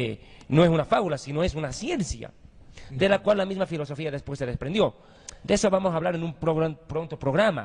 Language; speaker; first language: Spanish; native; Spanish